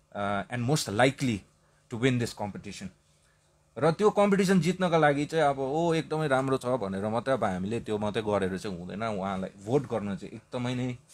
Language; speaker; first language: Nepali; native; Nepali